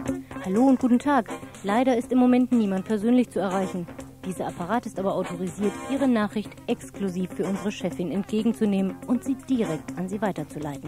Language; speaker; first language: German; native; German